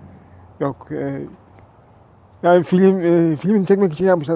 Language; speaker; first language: Turkish; native; Turkish